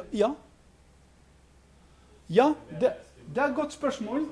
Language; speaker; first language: Norwegian; non-native, fluent; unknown